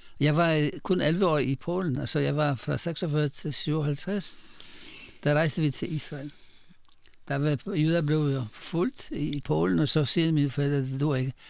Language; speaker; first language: Danish; non-native, fluent; Polish